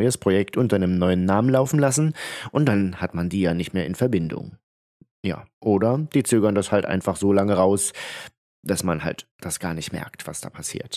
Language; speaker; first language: German; native; German